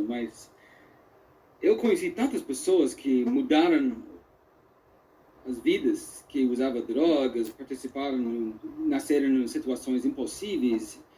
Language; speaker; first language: Portuguese; non-native, fluent; English